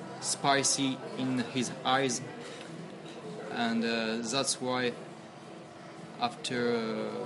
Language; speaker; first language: English; non-native, learner; French